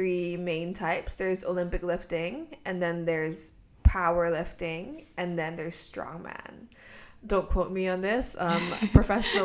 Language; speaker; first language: English; native; English